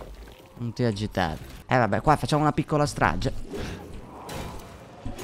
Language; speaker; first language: Italian; native; Italian